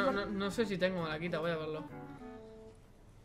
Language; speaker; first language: Spanish; native; Spanish